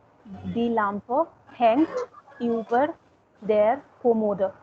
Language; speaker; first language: German; non-native, fluent; Hindi